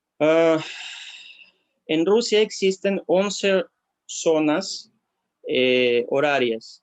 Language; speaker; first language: Spanish; non-native, fluent; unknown